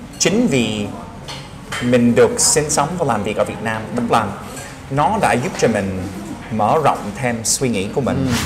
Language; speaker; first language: Vietnamese; non-native, fluent; English